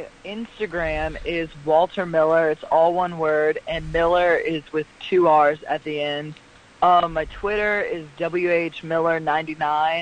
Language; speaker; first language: English; native; English